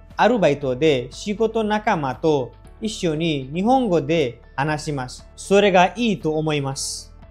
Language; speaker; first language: Japanese; non-native, learner; Nepali